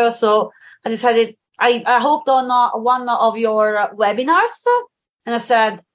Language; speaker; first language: English; non-native, fluent; Italian